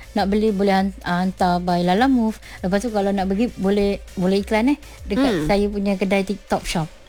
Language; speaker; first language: Malay; native; Malay